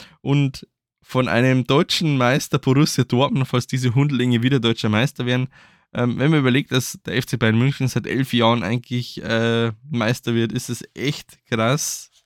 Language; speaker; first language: German; native; German